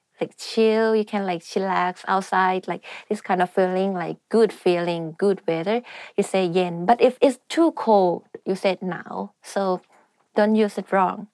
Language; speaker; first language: English; non-native, fluent; Thai